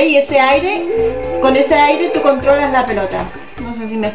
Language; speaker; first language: Spanish; native; Spanish